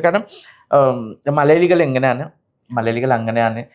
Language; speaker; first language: Malayalam; non-native, local second language; Assamese